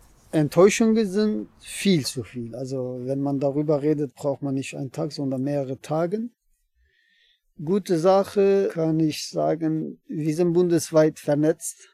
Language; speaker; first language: German; non-native, learner; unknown